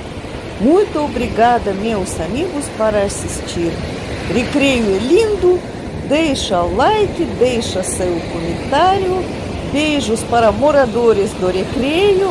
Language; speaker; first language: Portuguese; non-native, learner; Russian